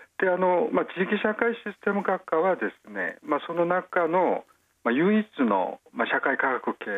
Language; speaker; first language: Japanese; non-native, fluent; Korean